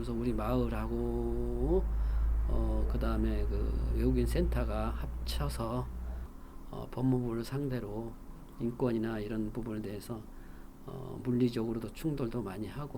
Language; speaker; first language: Korean; native; Korean